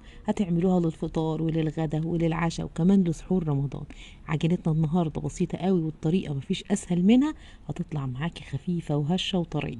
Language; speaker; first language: Arabic; native; Arabic